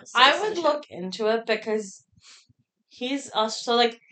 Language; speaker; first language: English; early bilingual, other home language; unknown